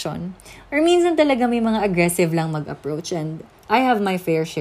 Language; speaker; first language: English; non-native, local second language; Waray